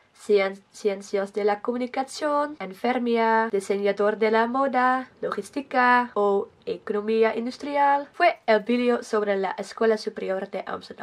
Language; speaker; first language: Spanish; non-native, learner; Dutch